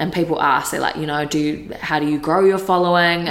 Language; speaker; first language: English; native; English